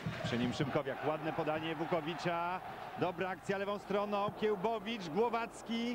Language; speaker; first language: Polish; native; Polish